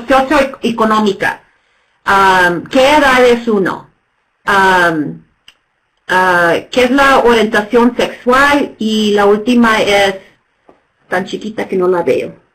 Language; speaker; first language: Spanish; non-native, fluent; English